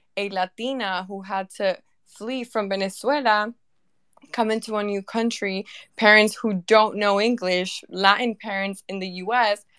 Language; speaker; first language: English; early bilingual, other home language; Spanish